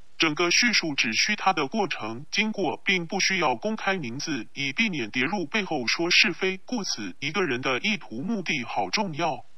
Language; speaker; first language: Chinese; non-native, local second language; Cantonese